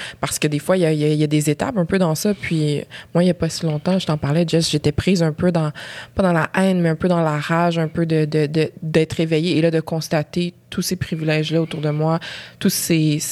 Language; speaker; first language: French; native; French